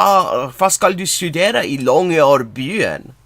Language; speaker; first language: Swedish; non-native, learner; English